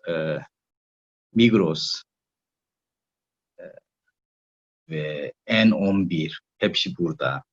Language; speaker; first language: Turkish; non-native, learner; Korean